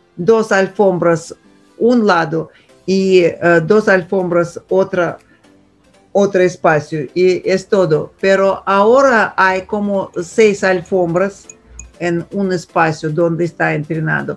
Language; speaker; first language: Spanish; non-native, fluent; Russian